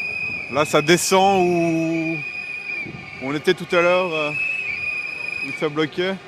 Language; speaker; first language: French; native; French